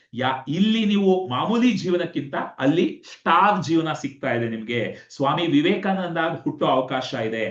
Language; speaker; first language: Kannada; native; Kannada